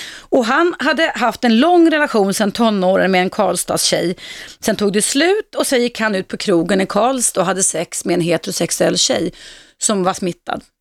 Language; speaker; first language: Swedish; native; Swedish